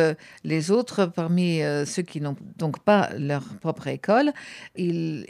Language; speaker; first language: French; native; French